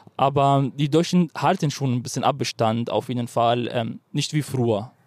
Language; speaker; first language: German; non-native, fluent; Arabic